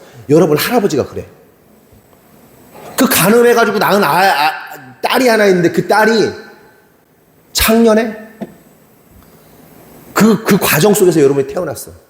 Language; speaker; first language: Korean; native; Korean